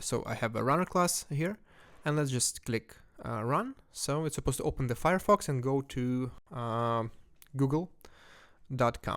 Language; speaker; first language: English; non-native, fluent; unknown